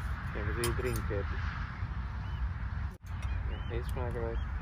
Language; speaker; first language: Dutch; native; Dutch